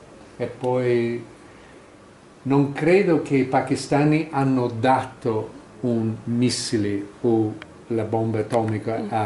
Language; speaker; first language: Italian; non-native, fluent; English